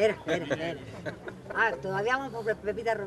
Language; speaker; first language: Spanish; native; Spanish